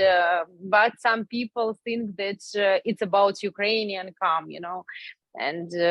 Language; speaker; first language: English; non-native, learner; Ukrainian